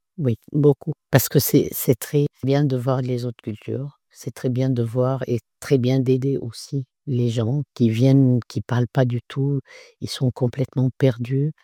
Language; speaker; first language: French; non-native, local second language; Arabic